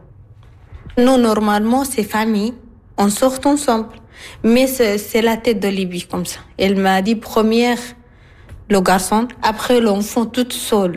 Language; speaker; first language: French; non-native, learner; Arabic